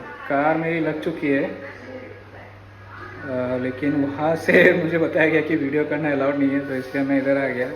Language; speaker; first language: Hindi; native; Hindi